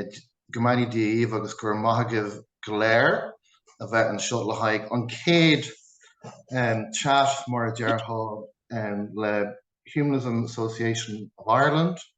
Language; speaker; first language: Irish; non-native, local second language; English